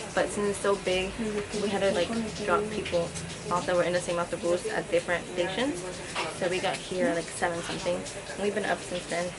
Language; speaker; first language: English; early bilingual, other home language; Spanish